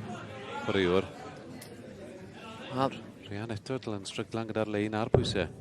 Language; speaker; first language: Welsh; native; Welsh